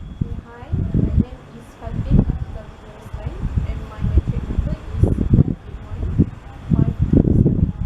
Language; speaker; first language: English; non-native, learner; Malay